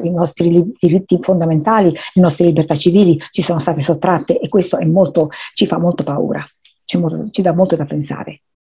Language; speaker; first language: Italian; native; Italian